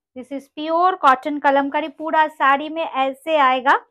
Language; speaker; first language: Hindi; non-native, local second language; Bangla